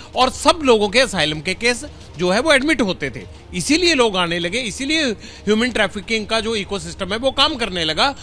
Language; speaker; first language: Hindi; non-native, local second language; Punjabi